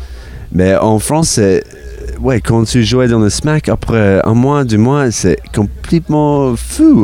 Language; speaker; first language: French; non-native, learner; English